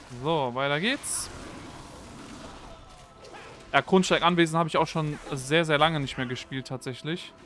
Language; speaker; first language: German; native; German